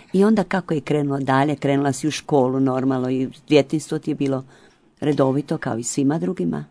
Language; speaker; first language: Croatian; native; Croatian